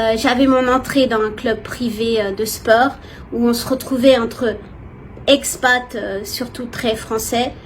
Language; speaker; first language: French; native; French